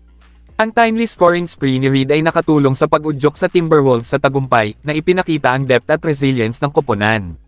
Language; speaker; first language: Filipino; native; Filipino